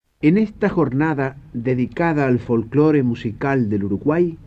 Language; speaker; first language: Spanish; native; Spanish